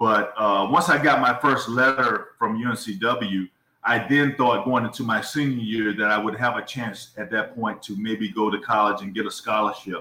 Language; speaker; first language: English; native; English